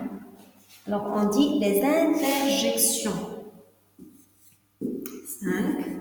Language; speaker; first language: French; non-native, local second language; Arabic